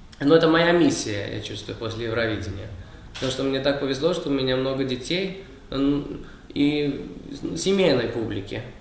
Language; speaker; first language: Russian; early bilingual, heritage; Russian